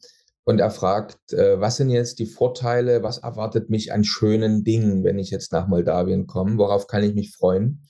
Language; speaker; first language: German; native; German